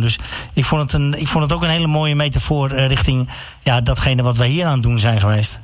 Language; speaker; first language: Dutch; native; Dutch